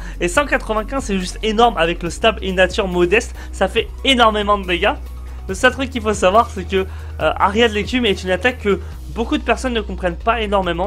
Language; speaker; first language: French; native; French